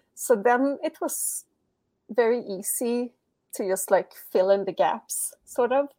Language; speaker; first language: English; non-native, fluent; Swedish